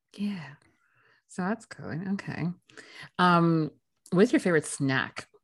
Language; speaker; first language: English; native; English